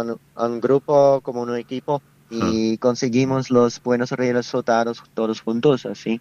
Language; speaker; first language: Spanish; non-native, learner; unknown